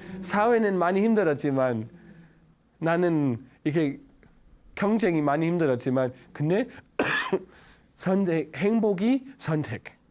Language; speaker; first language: Korean; non-native, learner; Danish